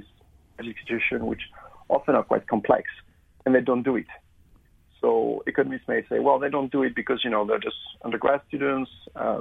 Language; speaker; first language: English; non-native, fluent; French